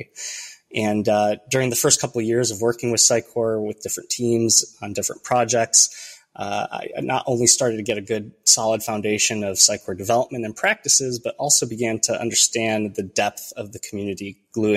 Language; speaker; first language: English; early bilingual, other home language; Romanian